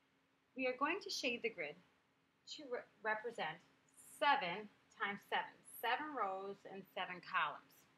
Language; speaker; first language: English; native; English